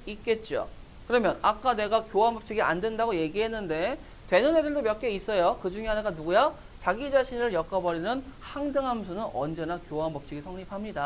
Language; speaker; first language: Korean; native; Korean